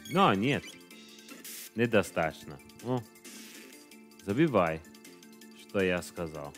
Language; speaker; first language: Russian; non-native, learner; English